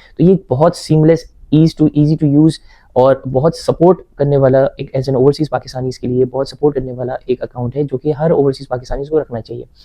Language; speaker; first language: Urdu; native; Urdu